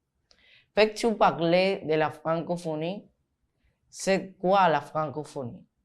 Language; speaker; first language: French; non-native, learner; Spanish